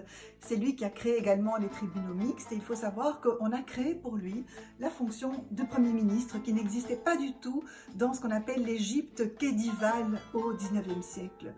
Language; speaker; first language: French; native; French